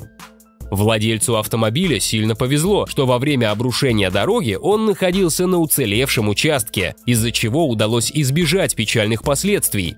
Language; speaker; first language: Russian; native; Russian